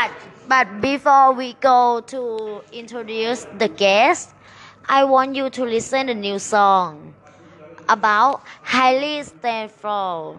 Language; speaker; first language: English; non-native, learner; Thai